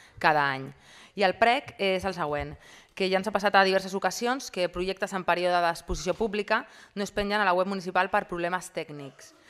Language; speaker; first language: Catalan; non-native, local second language; Spanish